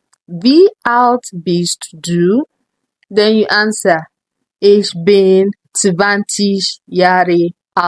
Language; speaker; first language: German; non-native, learner; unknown